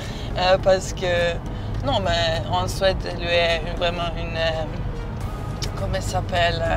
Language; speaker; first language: French; non-native, learner; Serbian